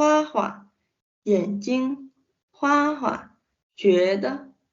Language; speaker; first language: Chinese; non-native, fluent; Indonesian